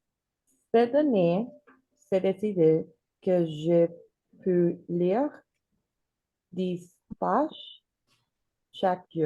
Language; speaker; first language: French; non-native, learner; Spanish